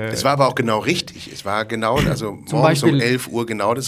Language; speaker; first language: German; native; German